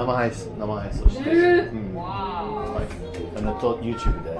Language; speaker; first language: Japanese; non-native, learner; English